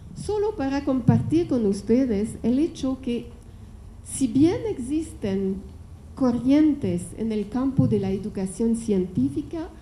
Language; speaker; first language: Spanish; non-native, fluent; French